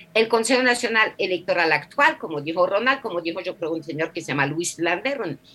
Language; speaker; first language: Spanish; non-native, fluent; French